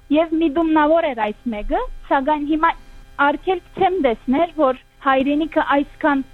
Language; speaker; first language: Armenian; early bilingual, heritage; Armenian